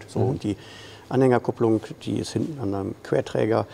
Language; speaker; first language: German; native; German